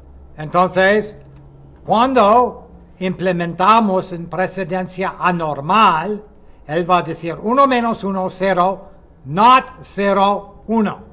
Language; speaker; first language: Spanish; non-native, fluent; English